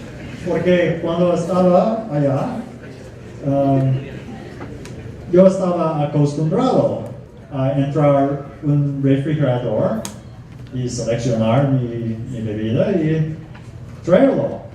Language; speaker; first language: Spanish; non-native, fluent; English